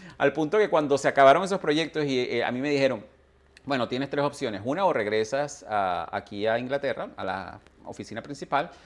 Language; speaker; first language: Spanish; native; Spanish